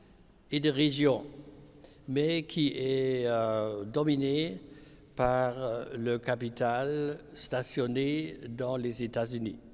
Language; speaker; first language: French; non-native, fluent; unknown